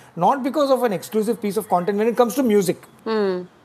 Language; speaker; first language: English; non-native, local second language; Tamil